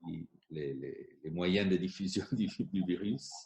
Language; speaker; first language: French; non-native, fluent; Italian